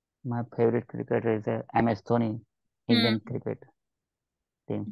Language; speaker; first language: English; non-native, learner; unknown